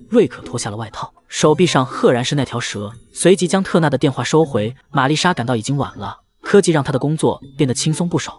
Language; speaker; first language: Chinese; native; Chinese